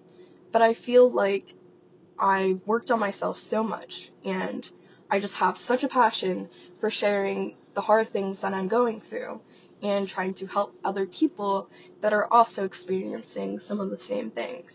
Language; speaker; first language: English; native; English